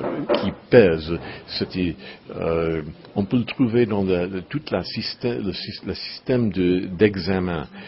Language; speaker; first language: French; non-native, learner; English